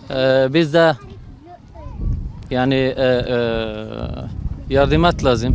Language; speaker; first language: Turkish; non-native, learner; Arabic